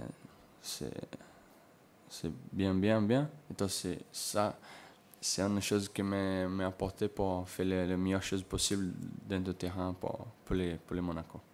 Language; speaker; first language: French; non-native, learner; Portuguese